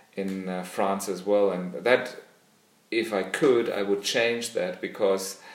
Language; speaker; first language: English; non-native, fluent; German